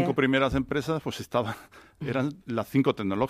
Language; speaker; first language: Spanish; native; Spanish